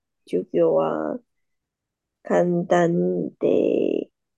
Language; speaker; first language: Japanese; non-native, learner; Chinese